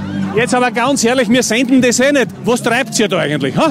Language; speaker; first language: German; native; German